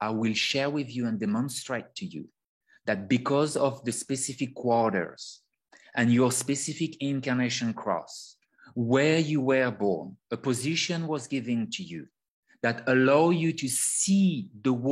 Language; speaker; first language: English; non-native, fluent; French